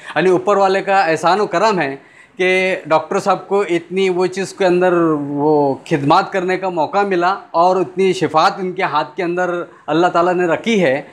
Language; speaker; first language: Hindi; non-native, local second language; Urdu